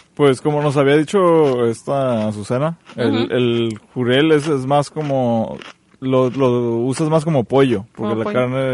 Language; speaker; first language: Spanish; native; Spanish